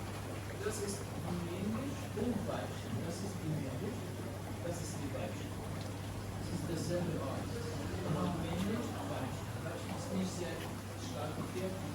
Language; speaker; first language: German; non-native, learner; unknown